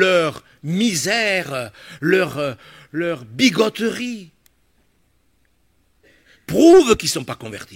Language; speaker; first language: French; native; French